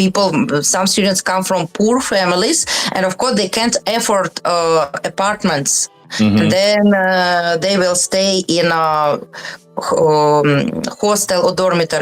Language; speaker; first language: English; non-native, learner; Russian